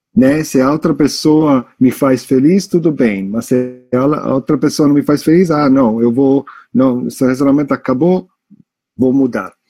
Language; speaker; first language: Portuguese; non-native, fluent; English